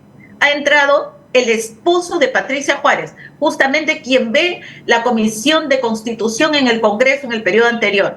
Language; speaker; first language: Spanish; native; Spanish